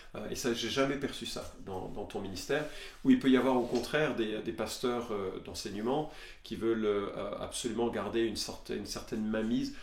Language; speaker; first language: French; native; French